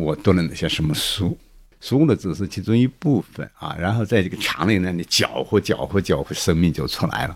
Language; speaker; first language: Chinese; native; Chinese